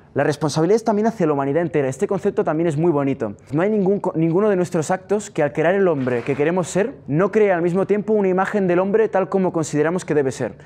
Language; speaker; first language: Spanish; non-native, fluent; Italian